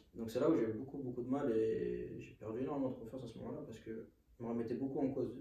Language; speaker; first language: French; native; French